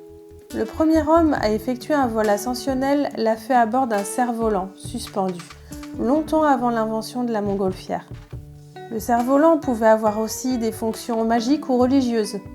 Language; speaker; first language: French; native; French